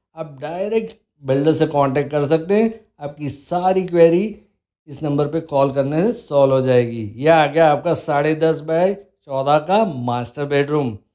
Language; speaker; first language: Hindi; non-native, local second language; Gujarati